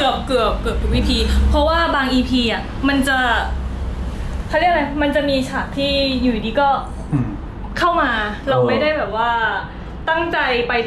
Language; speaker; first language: Thai; native; Thai